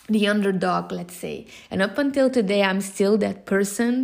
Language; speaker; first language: English; non-native, fluent; Dutch